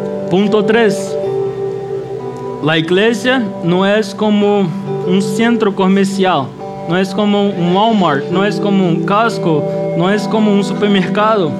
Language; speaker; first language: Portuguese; non-native, learner; Spanish